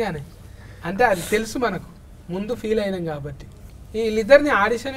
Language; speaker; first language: Telugu; native; Telugu